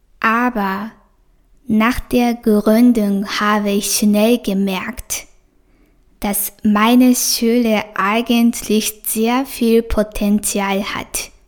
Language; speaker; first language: German; non-native, fluent; Japanese